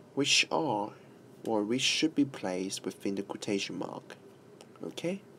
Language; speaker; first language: English; non-native, local second language; Cantonese